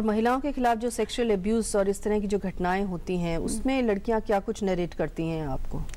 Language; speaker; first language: Hindi; native; Hindi